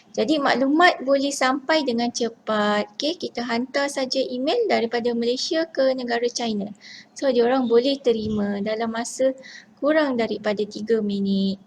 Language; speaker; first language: Malay; native; Malay